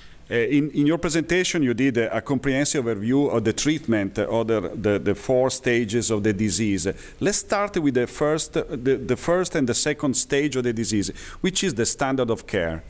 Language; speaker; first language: English; non-native, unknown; Italian